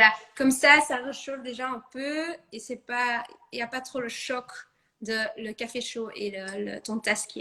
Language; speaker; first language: French; non-native, fluent; Dutch